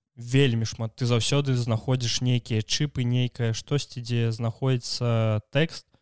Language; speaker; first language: Belarusian; non-native, local second language; Russian